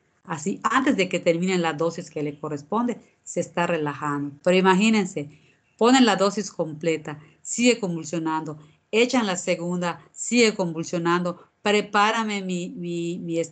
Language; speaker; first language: Spanish; native; Spanish